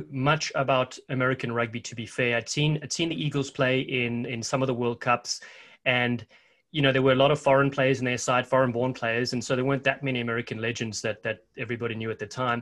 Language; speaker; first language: English; native; English